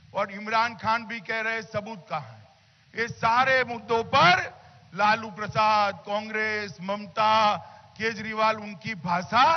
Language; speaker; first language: Hindi; non-native, local second language; Gujarati